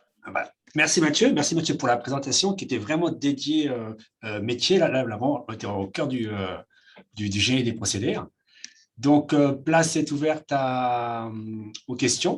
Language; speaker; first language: French; native; French